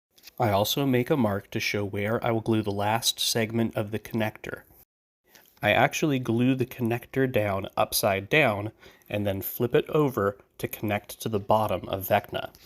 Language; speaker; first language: English; native; English